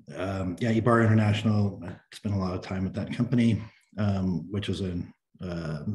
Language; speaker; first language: English; native; English